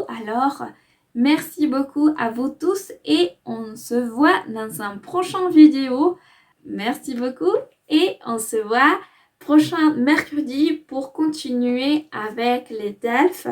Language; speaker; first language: French; non-native, fluent; Spanish